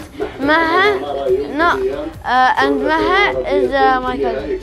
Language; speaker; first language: English; non-native, learner; Arabic